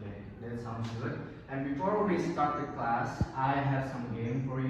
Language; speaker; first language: English; non-native, learner; Indonesian